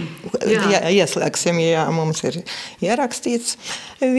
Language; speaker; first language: Latvian; non-native, local second language; Russian